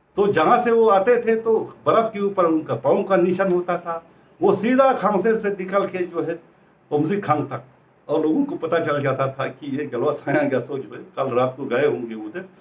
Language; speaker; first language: Hindi; native; Hindi